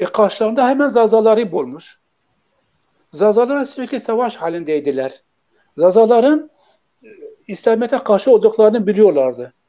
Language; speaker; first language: Turkish; non-native, local second language; Kurdish